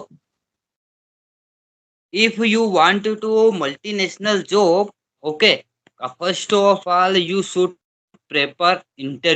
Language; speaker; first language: English; non-native, learner; Hindi